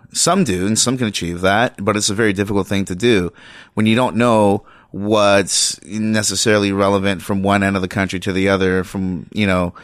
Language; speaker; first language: English; native; English